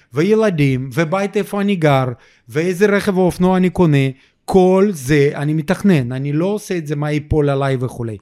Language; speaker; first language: Hebrew; non-native, fluent; Russian